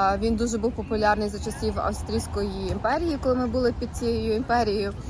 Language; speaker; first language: Ukrainian; native; Ukrainian